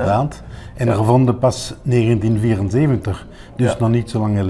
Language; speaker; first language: Dutch; non-native, local second language; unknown